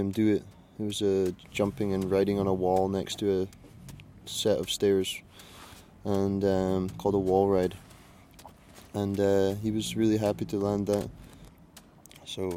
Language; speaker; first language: English; native; English